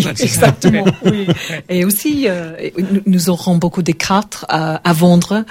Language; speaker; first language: French; non-native, learner; English